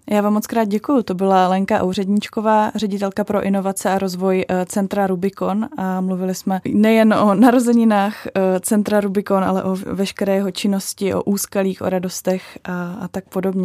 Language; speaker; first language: Czech; native; Czech